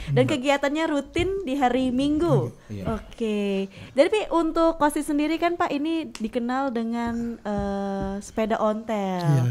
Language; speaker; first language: Indonesian; native; Indonesian